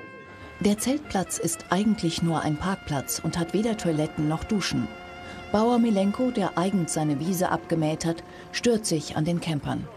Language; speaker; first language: German; native; German